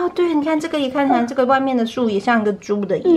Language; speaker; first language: Chinese; native; Chinese